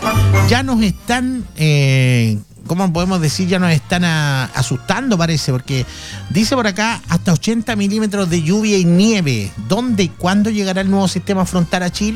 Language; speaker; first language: Spanish; native; Spanish